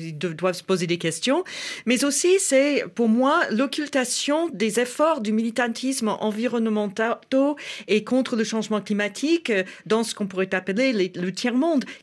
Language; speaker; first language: French; non-native, fluent; English